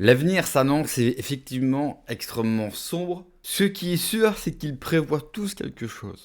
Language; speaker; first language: French; native; French